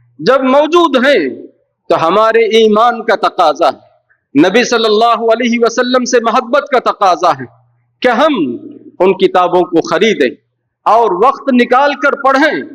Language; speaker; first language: Urdu; native; Urdu